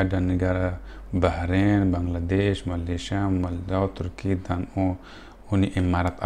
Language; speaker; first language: Indonesian; non-native, fluent; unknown